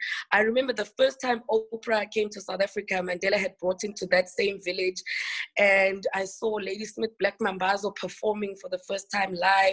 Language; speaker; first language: English; non-native, local second language; Xhosa